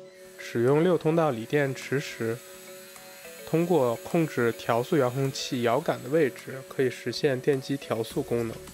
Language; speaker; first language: Chinese; native; Chinese